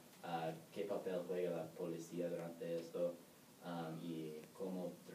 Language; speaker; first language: Spanish; non-native, learner; English